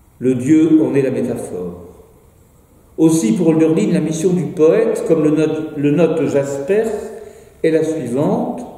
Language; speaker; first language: French; native; French